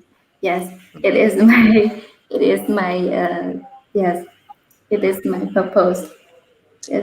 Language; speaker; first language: English; non-native, learner; Khmer